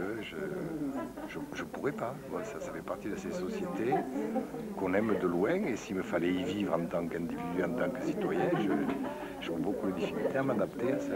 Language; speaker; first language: French; native; French